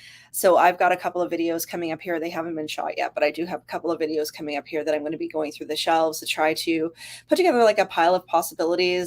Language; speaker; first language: English; native; English